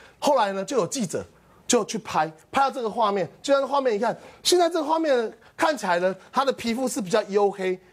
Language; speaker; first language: Chinese; native; Chinese